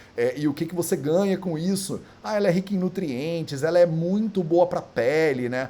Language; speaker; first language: Portuguese; native; Portuguese